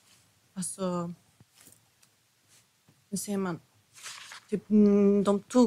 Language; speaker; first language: Swedish; non-native, fluent; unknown